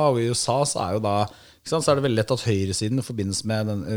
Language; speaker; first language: Norwegian; native; Norwegian